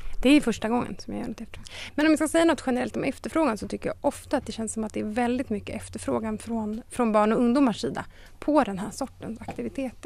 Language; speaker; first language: Swedish; native; Swedish